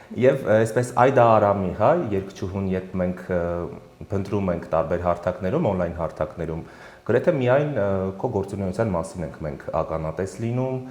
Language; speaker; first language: Armenian; native; Armenian